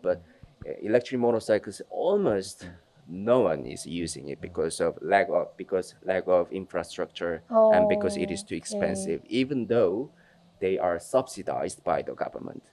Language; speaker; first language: English; non-native, fluent; Korean